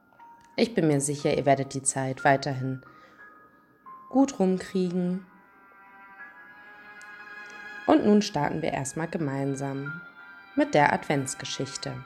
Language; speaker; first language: German; native; German